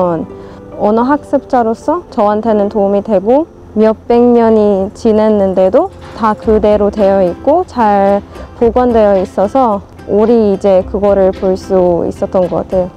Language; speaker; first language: Korean; non-native, fluent; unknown